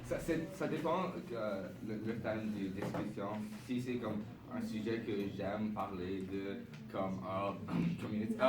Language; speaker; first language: French; non-native, local second language; English